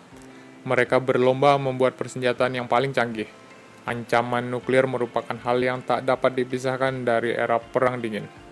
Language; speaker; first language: Indonesian; native; Indonesian